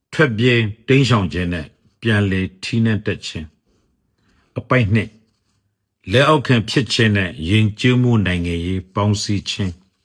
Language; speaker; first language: Burmese; non-native, local second language; Rohingya